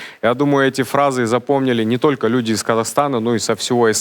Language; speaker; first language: Russian; non-native, local second language; Kazakh